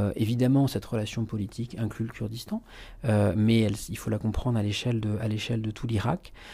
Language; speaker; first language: French; native; French